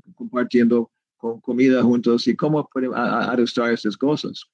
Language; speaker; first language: Spanish; non-native, learner; English